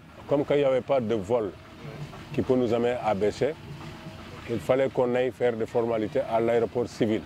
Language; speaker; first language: French; non-native, local second language; Wolof